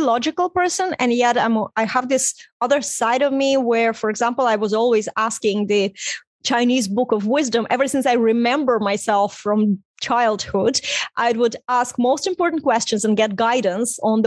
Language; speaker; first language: English; non-native, fluent; Russian